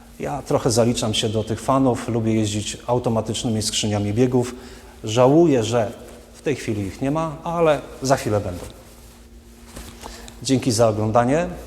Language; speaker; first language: Polish; native; Polish